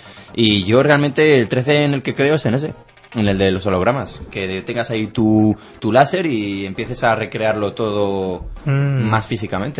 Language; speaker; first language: Spanish; native; Spanish